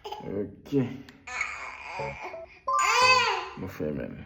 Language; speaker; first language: French; non-native, learner; Haitian Creole